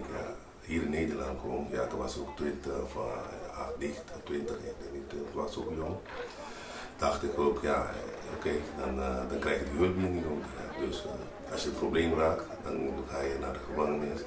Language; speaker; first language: Dutch; non-native, fluent; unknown